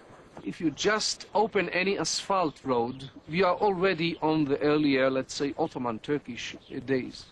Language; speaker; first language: English; non-native, fluent; Hebrew